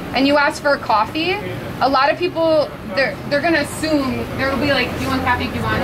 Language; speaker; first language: English; native; English